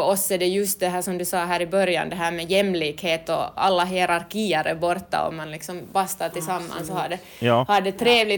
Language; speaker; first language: Swedish; native; Swedish